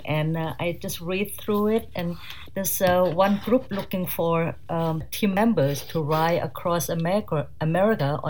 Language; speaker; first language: English; non-native, fluent; Thai